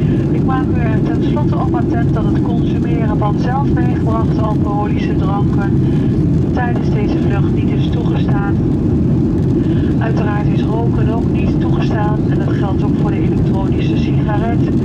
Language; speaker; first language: Dutch; native; Dutch